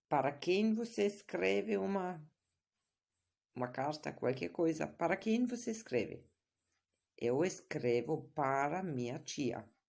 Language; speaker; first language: Portuguese; non-native, fluent; German